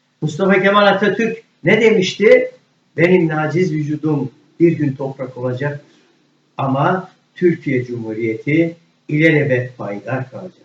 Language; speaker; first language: Turkish; native; Turkish